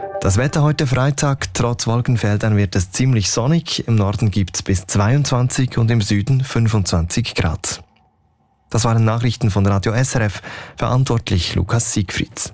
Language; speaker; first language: German; native; German